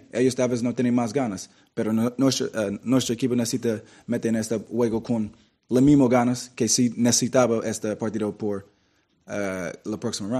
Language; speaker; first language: Spanish; non-native, learner; English